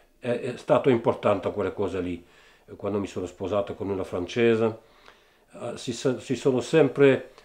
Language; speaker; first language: Italian; early bilingual, heritage; Italian